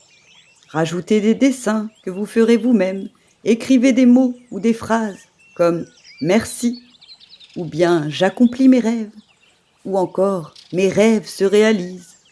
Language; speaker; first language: French; native; French